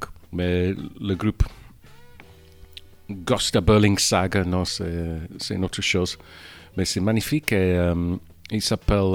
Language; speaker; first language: French; non-native, fluent; English